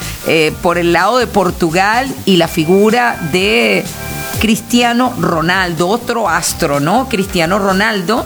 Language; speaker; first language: Spanish; native; Spanish